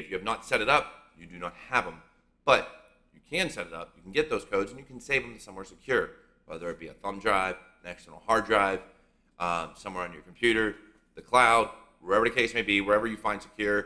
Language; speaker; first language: English; native; English